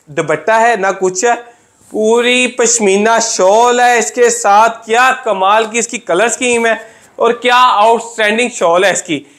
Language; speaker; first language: Urdu; non-native, local second language; Punjabi